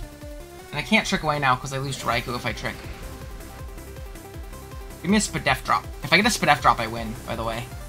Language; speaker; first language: English; native; English